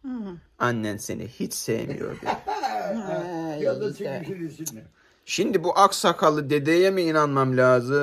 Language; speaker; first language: Turkish; native; Turkish